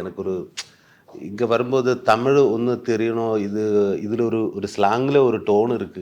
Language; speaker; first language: Tamil; non-native, learner; Malayalam